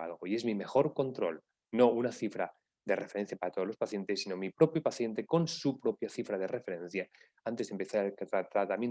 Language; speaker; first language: Spanish; native; Spanish